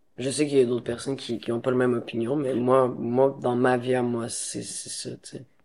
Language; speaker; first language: French; native; French